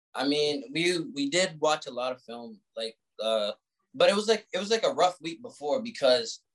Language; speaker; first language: English; native; English